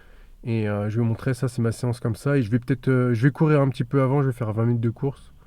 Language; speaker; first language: French; native; French